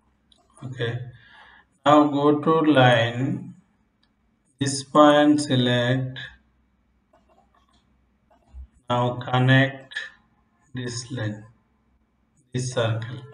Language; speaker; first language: English; non-native, local second language; Bangla